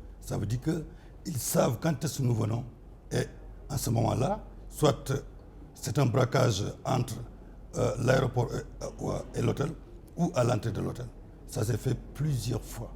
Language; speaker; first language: French; non-native, local second language; Wolof